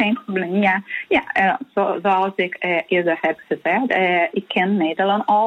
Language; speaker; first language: Dutch; non-native, fluent; Portuguese